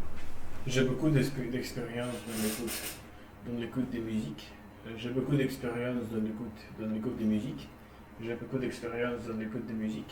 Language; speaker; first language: French; non-native, learner; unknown